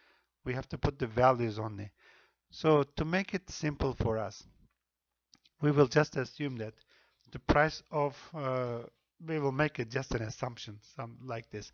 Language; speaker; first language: English; non-native, fluent; Turkish